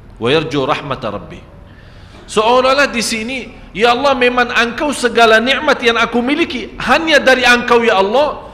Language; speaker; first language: Malay; non-native, fluent; Arabic